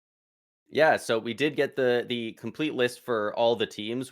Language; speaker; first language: English; native; English